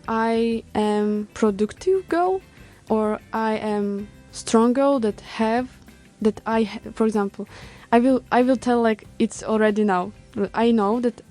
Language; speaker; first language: English; non-native, learner; Ukrainian